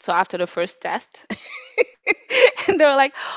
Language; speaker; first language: English; non-native, fluent; Wolof